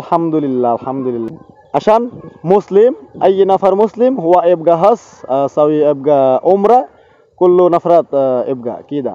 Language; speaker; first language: Arabic; non-native, learner; Bangla